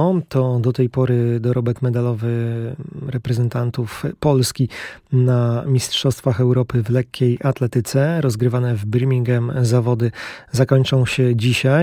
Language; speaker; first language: Polish; native; Polish